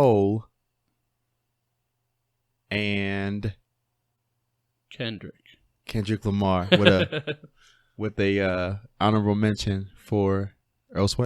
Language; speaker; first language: English; native; English